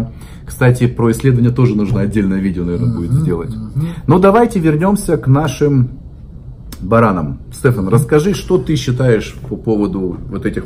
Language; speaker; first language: Russian; native; Russian